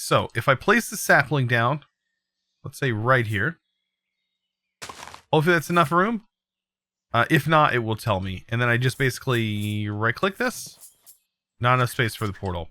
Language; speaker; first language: English; native; English